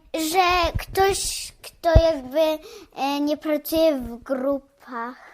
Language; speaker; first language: Polish; early bilingual, heritage; Polish